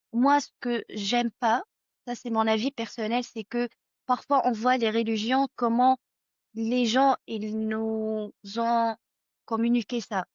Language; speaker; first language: French; non-native, local second language; Arabic